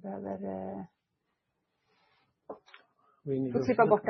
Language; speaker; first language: Swedish; native; Swedish